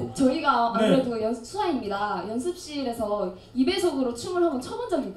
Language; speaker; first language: Korean; native; Korean